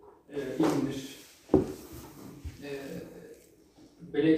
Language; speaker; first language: Turkish; native; Turkish